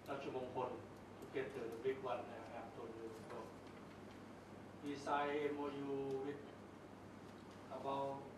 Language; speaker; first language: English; non-native, learner; Thai